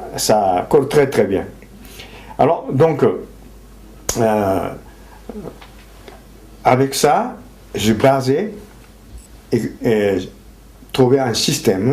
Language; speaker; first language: French; non-native, fluent; Japanese